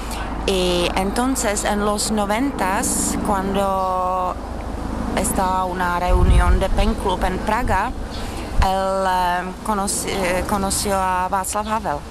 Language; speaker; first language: Spanish; non-native, fluent; Czech